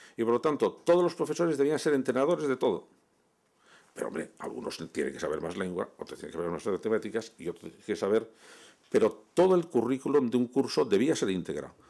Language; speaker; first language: Spanish; native; Spanish